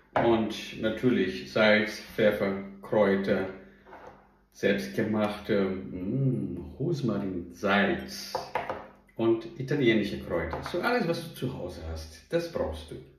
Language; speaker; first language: German; non-native, fluent; Portuguese